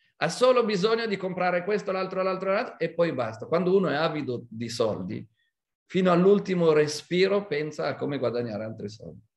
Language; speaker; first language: Italian; non-native, fluent; Hebrew